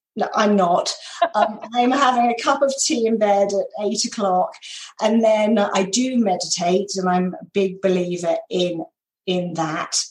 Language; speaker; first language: English; native; English